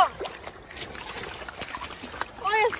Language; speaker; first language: Chinese; native; Chinese